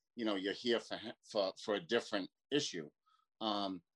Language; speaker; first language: English; native; English